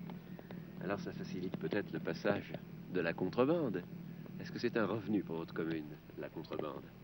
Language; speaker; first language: French; native; French